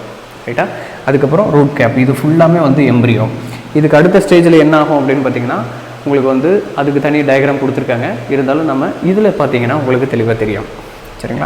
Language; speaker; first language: Tamil; native; Tamil